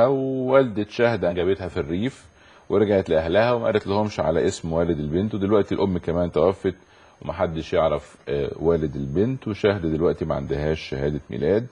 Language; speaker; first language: Arabic; native; Arabic